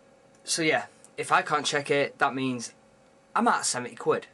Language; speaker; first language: English; native; English